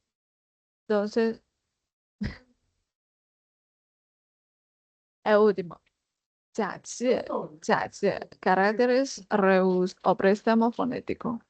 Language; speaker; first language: Spanish; non-native, fluent; Chinese